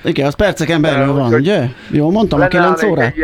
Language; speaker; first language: Hungarian; native; Hungarian